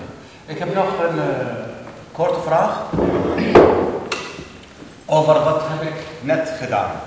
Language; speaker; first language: Dutch; non-native, learner; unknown